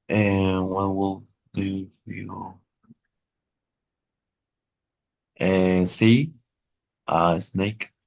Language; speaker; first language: English; non-native, learner; Spanish